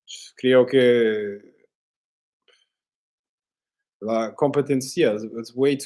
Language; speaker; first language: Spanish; non-native, learner; English